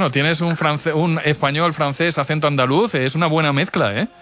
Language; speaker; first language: Spanish; native; Spanish